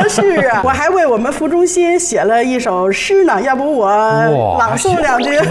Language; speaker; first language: Chinese; native; Chinese